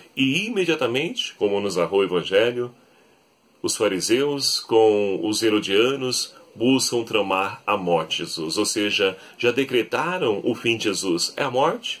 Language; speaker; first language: Portuguese; native; Portuguese